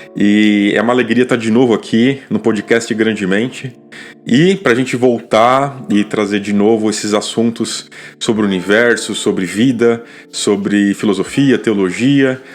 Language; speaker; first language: Portuguese; native; Portuguese